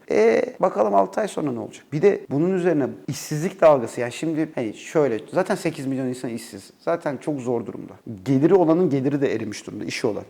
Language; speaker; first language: Turkish; native; Turkish